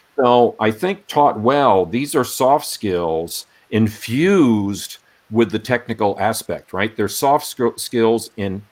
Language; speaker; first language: English; native; English